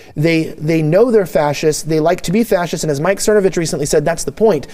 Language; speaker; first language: English; native; English